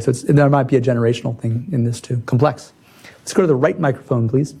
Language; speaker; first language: English; native; English